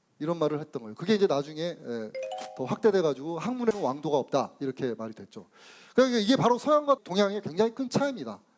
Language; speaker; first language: Korean; native; Korean